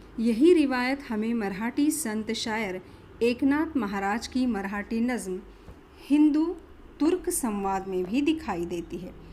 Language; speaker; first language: Urdu; native; Urdu